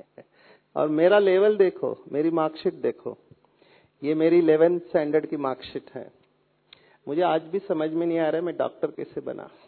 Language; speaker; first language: Hindi; non-native, local second language; Marathi